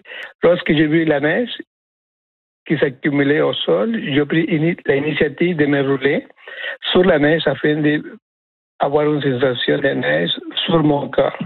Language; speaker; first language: French; non-native, fluent; Spanish